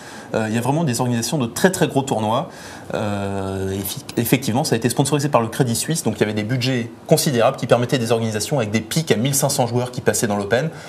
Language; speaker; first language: French; native; French